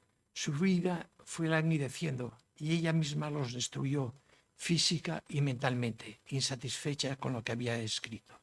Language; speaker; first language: Spanish; native; Spanish